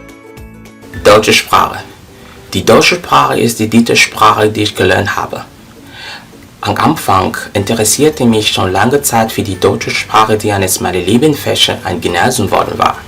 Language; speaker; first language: German; non-native, learner; French